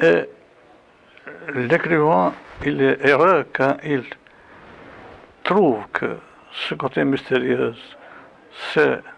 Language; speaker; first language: French; non-native, fluent; Albanian